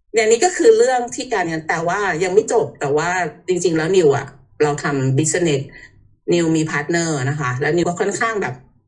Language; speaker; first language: Thai; early bilingual, heritage; Thai